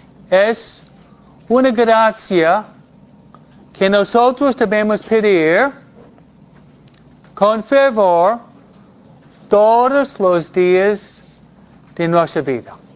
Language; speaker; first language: Spanish; native; Spanish